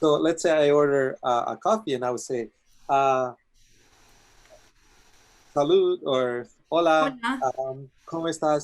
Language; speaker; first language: Spanish; non-native, learner; English